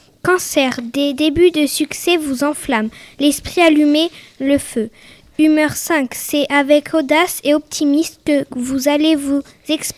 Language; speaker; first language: French; native; French